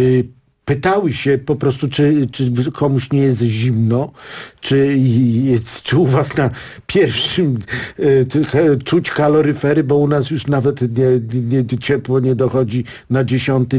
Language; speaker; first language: Polish; native; Polish